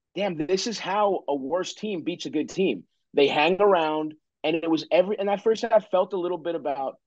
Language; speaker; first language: English; native; English